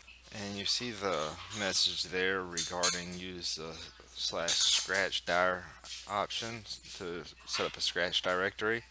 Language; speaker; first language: English; native; English